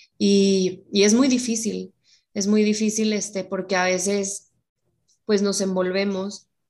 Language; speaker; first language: Spanish; native; Spanish